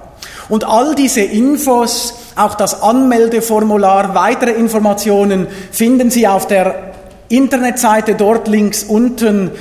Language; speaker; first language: German; native; German